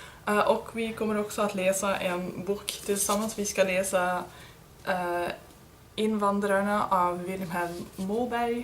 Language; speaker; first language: Swedish; non-native, learner; English